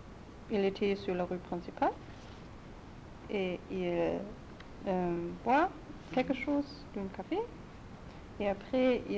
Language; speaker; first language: French; non-native, learner; German